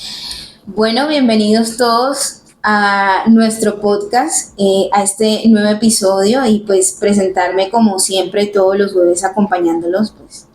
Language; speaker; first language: Spanish; native; Spanish